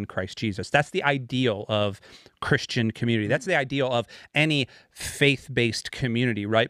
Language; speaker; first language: English; native; English